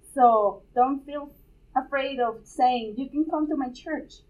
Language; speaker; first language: English; non-native, fluent; Spanish